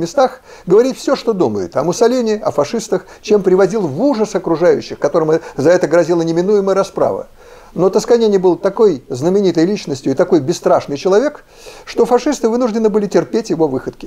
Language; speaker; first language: Russian; native; Russian